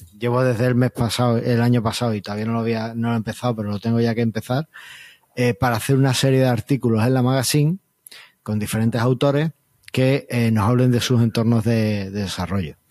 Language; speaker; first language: Spanish; native; Spanish